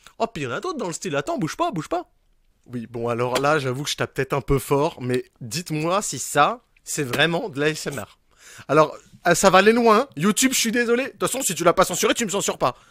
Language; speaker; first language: French; native; French